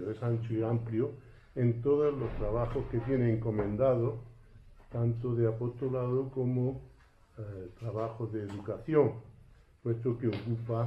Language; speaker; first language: Spanish; native; Spanish